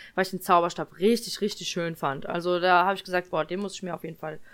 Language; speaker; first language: German; early bilingual, other home language; Polish